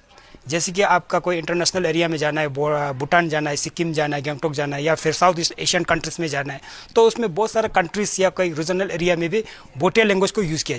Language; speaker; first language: Hindi; non-native, local second language; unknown